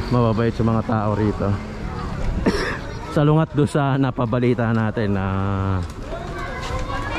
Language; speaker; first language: Filipino; native; Filipino